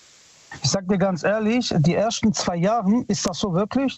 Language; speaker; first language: German; early bilingual, other home language; Italian